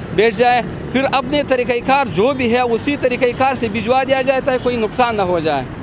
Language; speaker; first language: Urdu; early bilingual, other home language; Pashto